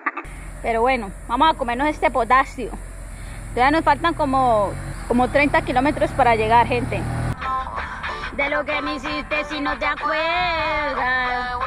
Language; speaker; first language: Spanish; native; Spanish